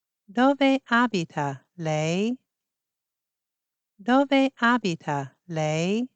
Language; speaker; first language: Italian; non-native, fluent; English